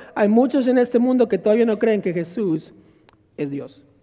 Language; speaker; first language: Spanish; native; Spanish